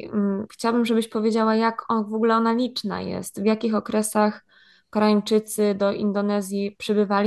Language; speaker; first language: Polish; native; Polish